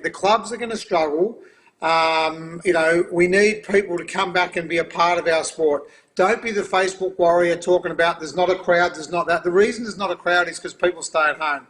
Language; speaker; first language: English; native; English